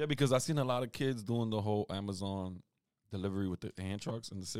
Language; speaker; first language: English; native; English